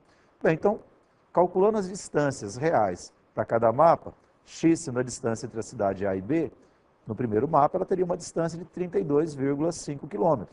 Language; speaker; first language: Portuguese; native; Portuguese